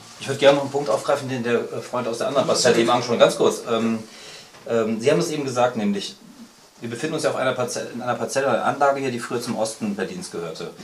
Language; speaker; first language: German; native; German